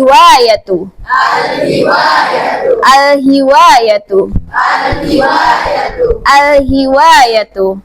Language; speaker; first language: Arabic; non-native, fluent; Indonesian